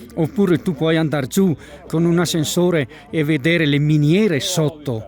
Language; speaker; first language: Italian; native; Italian